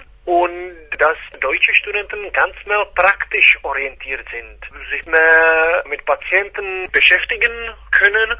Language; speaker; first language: German; non-native, fluent; Czech